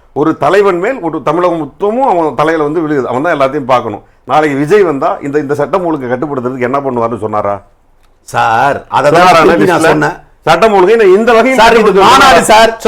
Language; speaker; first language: Tamil; native; Tamil